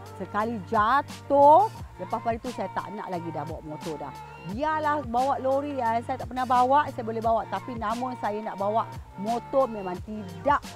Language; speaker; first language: Malay; native; Malay